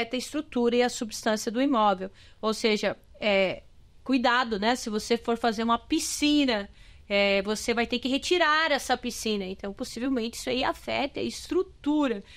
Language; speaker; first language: Portuguese; native; Portuguese